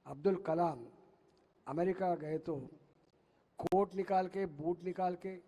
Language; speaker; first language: Hindi; non-native, local second language; Telugu